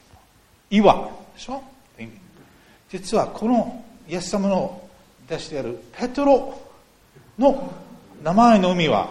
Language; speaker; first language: Japanese; non-native, fluent; English